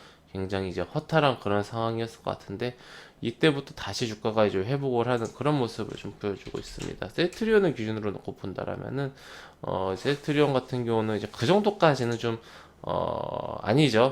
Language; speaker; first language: Korean; native; Korean